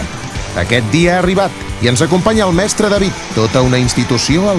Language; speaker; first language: Catalan; native; Catalan